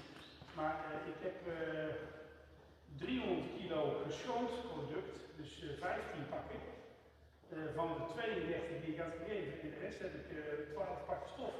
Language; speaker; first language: Dutch; native; Dutch